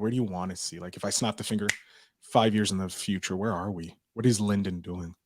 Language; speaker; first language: English; native; English